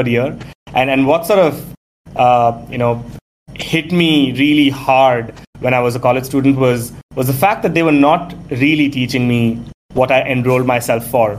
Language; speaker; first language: English; non-native, local second language; Tamil